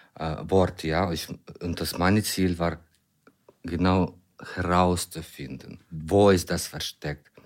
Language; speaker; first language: German; non-native, fluent; Ukrainian